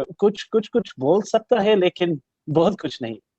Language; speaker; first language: Hindi; early bilingual, heritage; Hindi